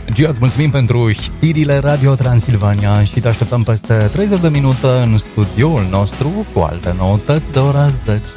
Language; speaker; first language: Romanian; native; Romanian